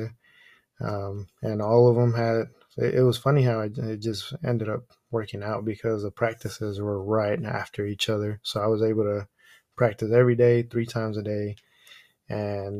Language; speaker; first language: English; early bilingual, other home language; Spanish